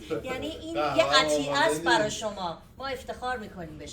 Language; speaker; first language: Persian; native; Persian